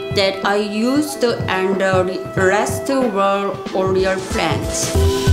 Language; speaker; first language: English; non-native, learner; Korean